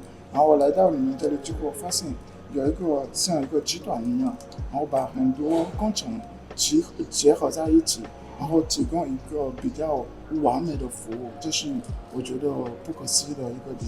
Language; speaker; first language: Chinese; non-native, fluent; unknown